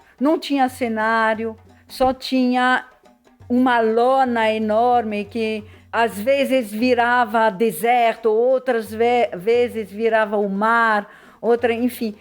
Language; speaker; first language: Portuguese; non-native, fluent; French